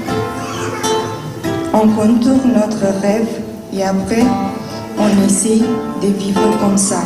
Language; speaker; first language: French; non-native, learner; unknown